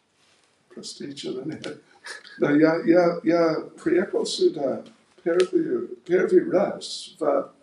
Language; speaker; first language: Russian; non-native, learner; English